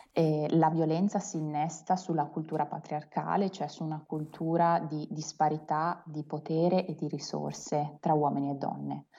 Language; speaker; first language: Italian; native; Italian